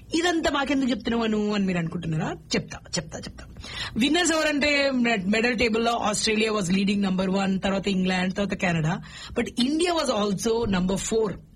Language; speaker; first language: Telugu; native; Telugu